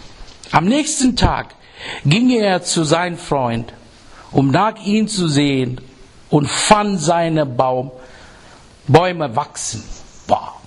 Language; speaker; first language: German; non-native, fluent; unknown